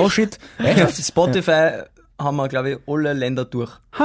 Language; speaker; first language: German; native; German